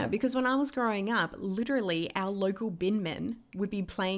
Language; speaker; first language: English; native; English